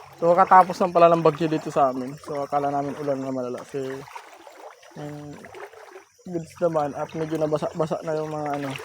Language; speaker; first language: Filipino; non-native, local second language; Masbatenyo